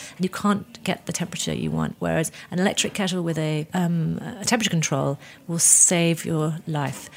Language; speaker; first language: English; native; English